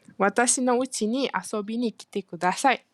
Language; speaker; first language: Japanese; non-native, fluent; Malay